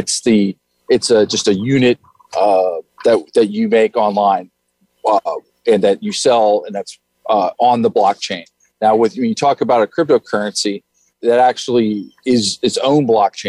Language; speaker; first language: English; native; English